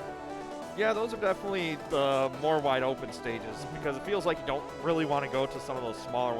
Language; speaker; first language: English; native; English